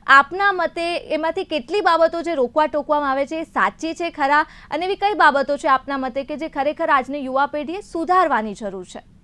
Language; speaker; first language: Gujarati; native; Gujarati